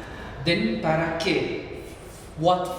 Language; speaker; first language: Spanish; non-native, learner; English